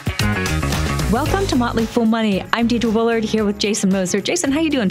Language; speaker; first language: English; native; English